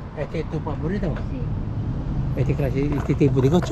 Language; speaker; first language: Spanish; non-native, learner; Filipino